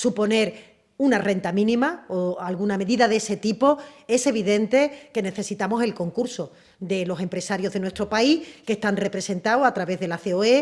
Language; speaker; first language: Spanish; native; Spanish